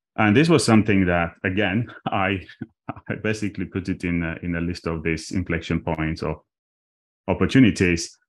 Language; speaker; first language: English; non-native, fluent; Armenian